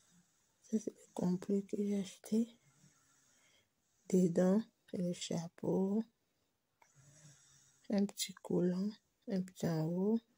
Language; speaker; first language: French; non-native, local second language; Lingala